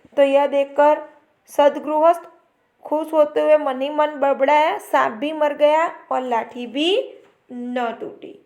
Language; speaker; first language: Hindi; non-native, local second language; Gujarati